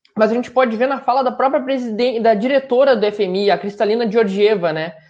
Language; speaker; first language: Portuguese; native; Portuguese